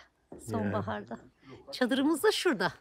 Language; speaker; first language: Turkish; native; Turkish